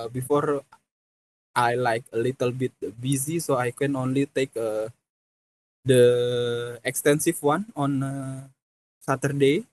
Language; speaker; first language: English; non-native, fluent; Indonesian